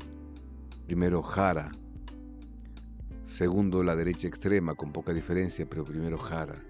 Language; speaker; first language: Spanish; native; Spanish